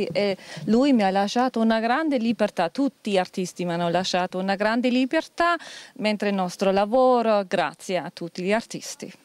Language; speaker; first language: Italian; non-native, fluent; German